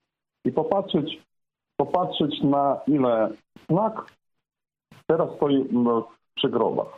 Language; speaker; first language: Polish; non-native, fluent; Ukrainian